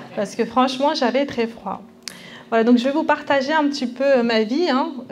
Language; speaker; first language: French; early bilingual, other home language; Spanish